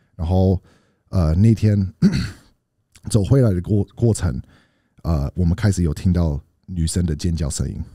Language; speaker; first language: Chinese; non-native, fluent; English